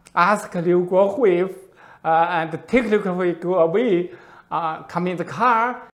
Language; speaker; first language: English; non-native, learner; Chinese